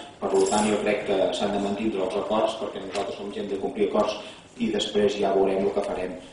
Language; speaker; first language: Catalan; native; Catalan